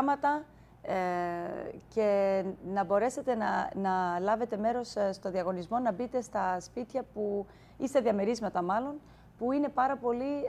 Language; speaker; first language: Greek; early bilingual, heritage; English